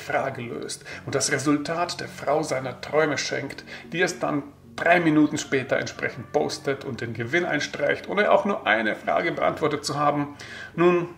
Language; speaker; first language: German; native; German